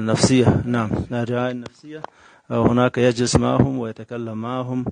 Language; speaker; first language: Arabic; non-native, fluent; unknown